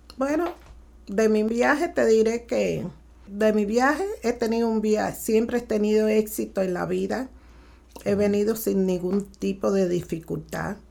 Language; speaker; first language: Spanish; early bilingual, other home language; Haitian Creole